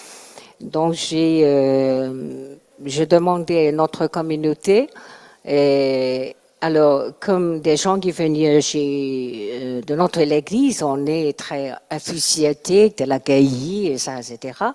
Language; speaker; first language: French; non-native, learner; Chinese